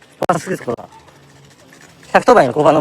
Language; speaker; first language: Japanese; native; Japanese